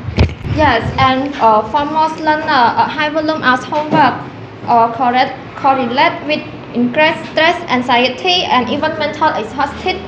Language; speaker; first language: English; non-native, learner; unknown